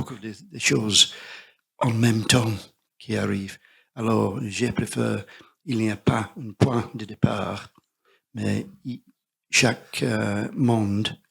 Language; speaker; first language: French; non-native, learner; English